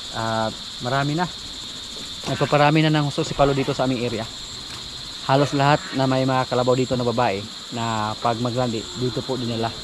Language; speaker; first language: Filipino; non-native, local second language; Cebuano